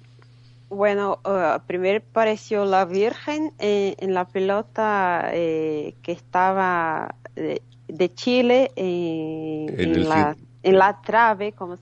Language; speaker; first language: Spanish; non-native, fluent; Portuguese